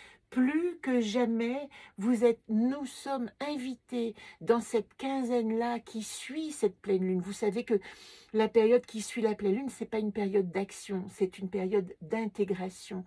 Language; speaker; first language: French; native; French